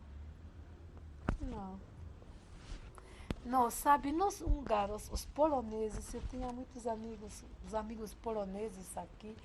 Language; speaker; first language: Portuguese; non-native, fluent; Hungarian